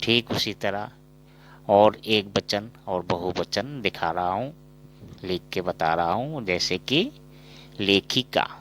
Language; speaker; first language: Hindi; non-native, local second language; Assamese